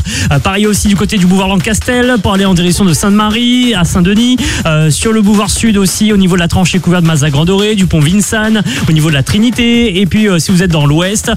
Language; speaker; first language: French; native; French